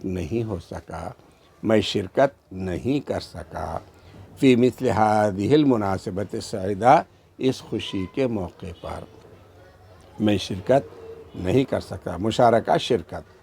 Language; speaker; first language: Urdu; native; Urdu